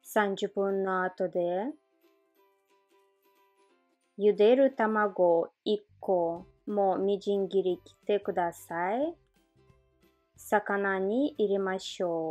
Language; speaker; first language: Japanese; non-native, learner; Russian